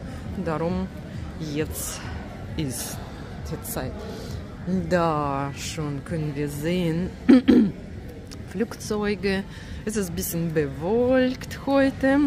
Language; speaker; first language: German; non-native, learner; Russian